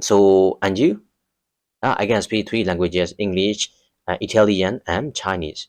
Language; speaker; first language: English; non-native, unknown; Burmese